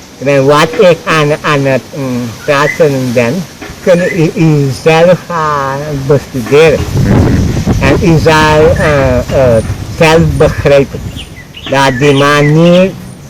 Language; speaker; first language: Dutch; non-native, local second language; Papiamento